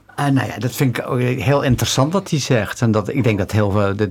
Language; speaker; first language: Dutch; native; Dutch